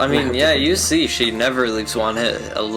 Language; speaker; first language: English; native; English